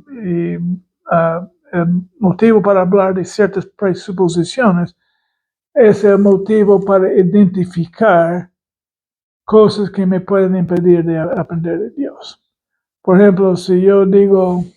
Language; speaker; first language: Spanish; non-native, fluent; English